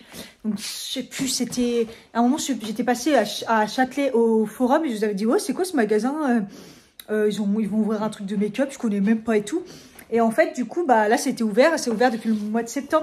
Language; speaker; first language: French; native; French